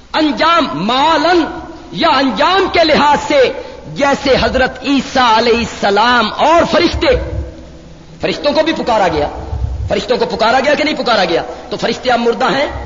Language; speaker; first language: Urdu; non-native, local second language; Punjabi